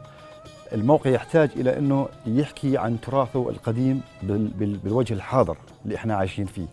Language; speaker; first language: Arabic; native; Arabic